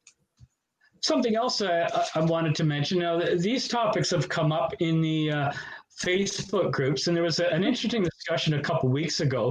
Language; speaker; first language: English; native; English